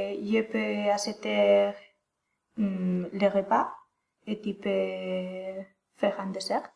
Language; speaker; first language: French; non-native, learner; Spanish